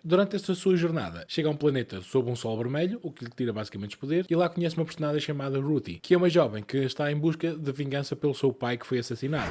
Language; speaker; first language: Portuguese; native; Portuguese